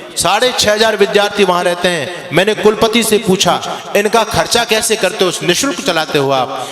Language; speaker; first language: Hindi; native; Hindi